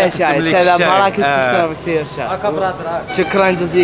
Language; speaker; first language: Arabic; native; Arabic